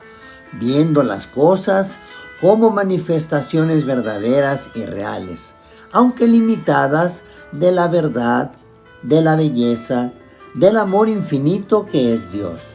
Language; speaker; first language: Spanish; native; Spanish